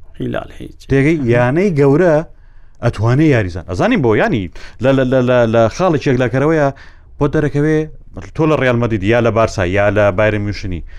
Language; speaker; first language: Central Kurdish; native; Central Kurdish